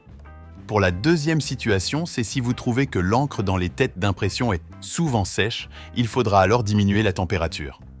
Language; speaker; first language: French; native; French